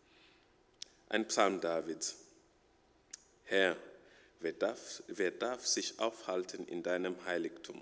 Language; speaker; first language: German; non-native, fluent; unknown